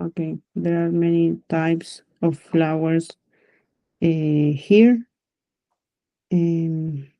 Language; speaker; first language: English; non-native, learner; Spanish